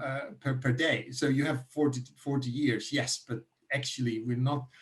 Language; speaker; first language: English; non-native, fluent; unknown